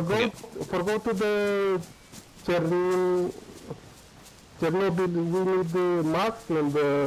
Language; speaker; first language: English; non-native, learner; Romanian